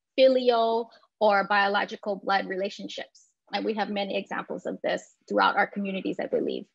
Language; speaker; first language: English; native; English